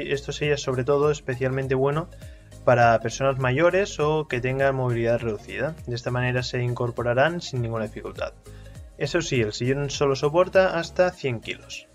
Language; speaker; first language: Spanish; native; Spanish